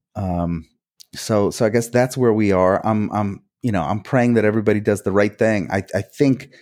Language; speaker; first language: English; early bilingual, other home language; Hungarian